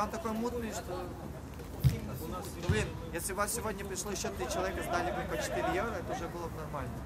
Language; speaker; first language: Russian; native; Russian